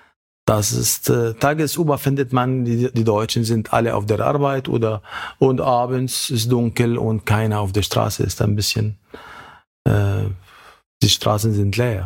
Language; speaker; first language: German; non-native, learner; Arabic